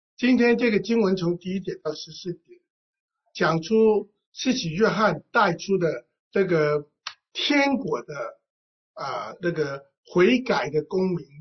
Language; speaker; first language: Chinese; non-native, local second language; Cantonese